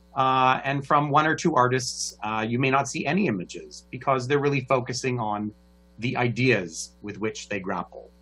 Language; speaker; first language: English; native; English